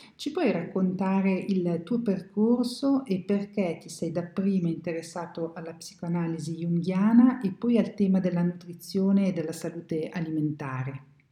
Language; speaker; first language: Italian; native; Italian